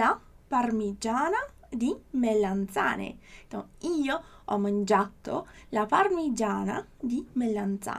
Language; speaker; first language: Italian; non-native, fluent; Portuguese